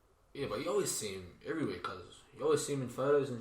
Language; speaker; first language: English; native; English